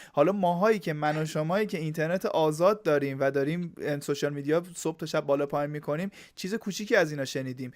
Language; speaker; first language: Persian; native; Persian